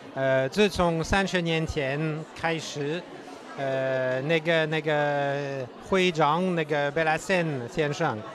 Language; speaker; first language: Chinese; non-native, fluent; French